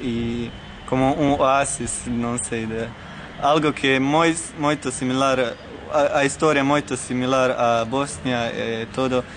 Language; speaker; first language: Galician; non-native, learner; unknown